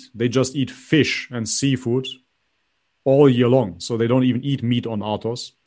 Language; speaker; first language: English; non-native, fluent; Macedonian